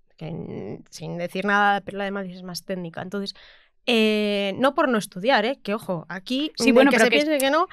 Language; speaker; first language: Spanish; native; Spanish